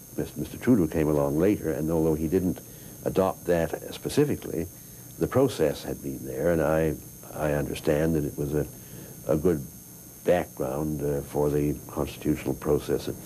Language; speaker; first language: English; native; English